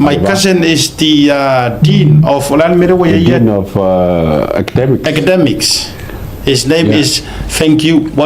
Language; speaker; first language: English; non-native, local second language; Samoan